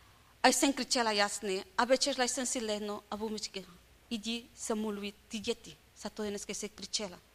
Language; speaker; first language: Czech; non-native, learner; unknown